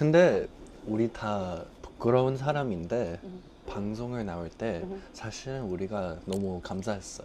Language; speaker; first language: Korean; early bilingual, heritage; English